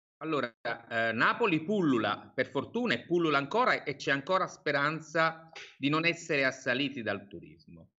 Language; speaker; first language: Italian; native; Italian